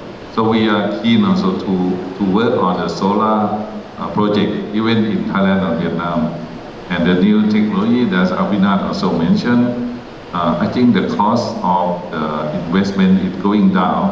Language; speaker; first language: English; non-native, learner; Thai